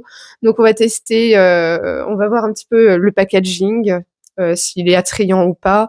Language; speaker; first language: French; native; French